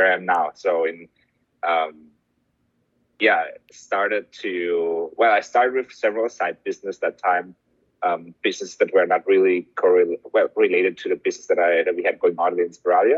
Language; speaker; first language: English; non-native, fluent; German